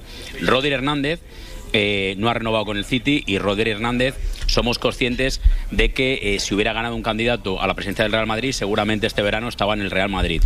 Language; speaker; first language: Spanish; native; Spanish